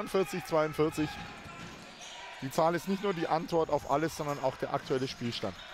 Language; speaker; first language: German; native; German